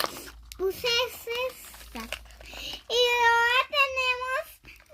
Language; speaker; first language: Spanish; native; Spanish